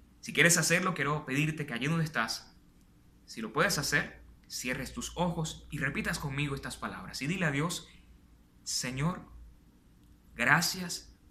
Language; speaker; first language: Spanish; native; Spanish